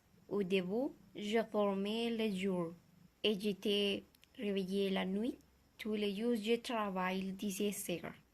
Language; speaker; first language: French; non-native, learner; Spanish